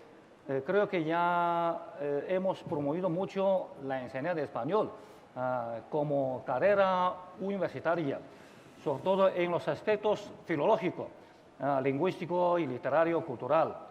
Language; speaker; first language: Spanish; non-native, fluent; Chinese